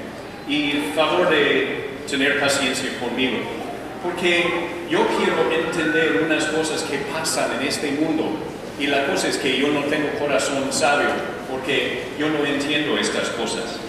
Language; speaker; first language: Spanish; non-native, fluent; English